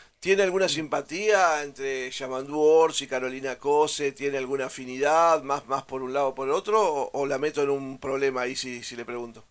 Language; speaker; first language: Spanish; native; Spanish